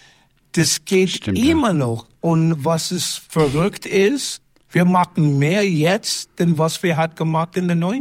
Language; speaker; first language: German; non-native, learner; English